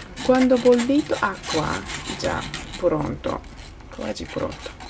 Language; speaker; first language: Italian; non-native, learner; Japanese